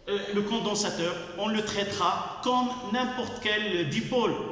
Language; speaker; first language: French; non-native, local second language; Arabic